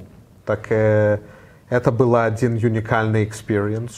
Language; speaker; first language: Russian; early bilingual, heritage; Russian